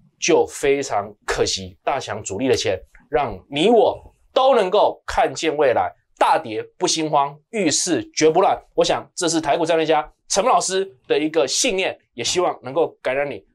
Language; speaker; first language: Chinese; native; Chinese